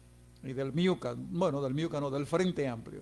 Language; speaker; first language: Spanish; native; Spanish